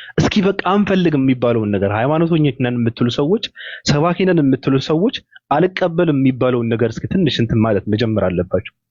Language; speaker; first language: Amharic; native; Amharic